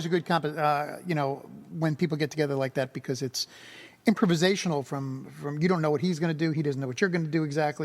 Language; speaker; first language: English; native; English